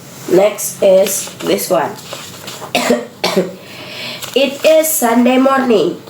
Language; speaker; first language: English; non-native, learner; Indonesian